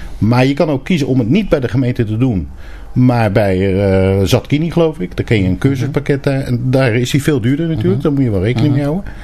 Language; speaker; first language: Dutch; early bilingual, other home language; Turkish